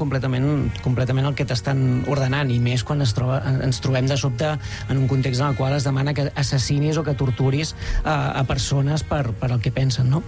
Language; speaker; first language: Catalan; native; Catalan